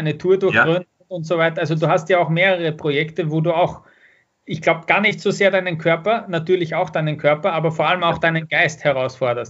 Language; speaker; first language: German; native; German